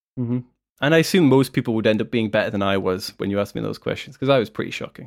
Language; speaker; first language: English; native; English